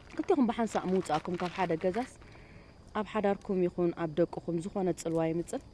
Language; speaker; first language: Tigrinya; native; Tigrinya